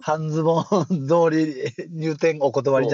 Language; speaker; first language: Japanese; native; Japanese